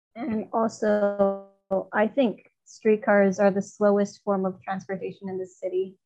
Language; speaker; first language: English; non-native, fluent; Chinese